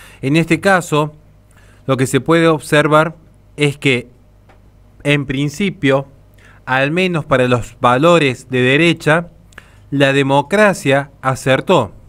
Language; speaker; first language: Spanish; native; Spanish